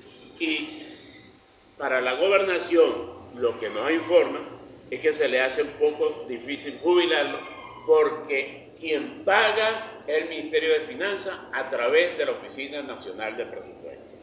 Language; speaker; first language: Spanish; native; Spanish